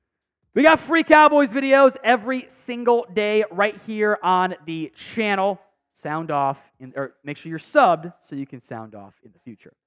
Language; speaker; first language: English; native; English